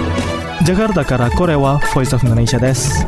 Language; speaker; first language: Japanese; non-native, fluent; Indonesian